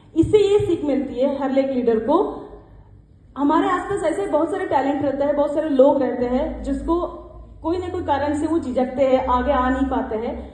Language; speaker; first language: Hindi; non-native, local second language; Kannada